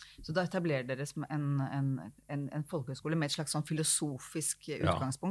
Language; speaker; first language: Norwegian; native; Norwegian